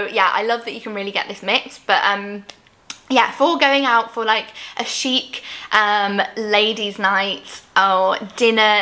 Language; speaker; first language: English; native; English